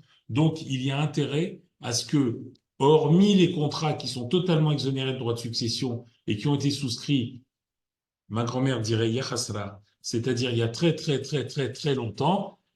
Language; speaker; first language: French; native; French